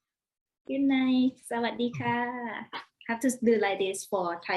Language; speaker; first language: English; non-native, learner; Thai